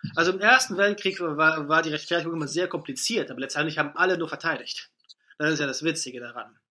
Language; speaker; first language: German; non-native, fluent; Russian